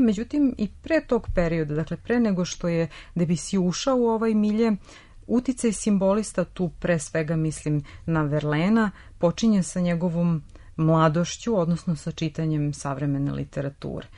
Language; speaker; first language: Serbian; native; Serbian